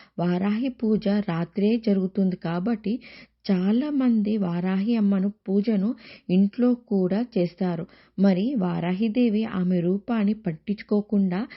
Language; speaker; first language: Telugu; native; Telugu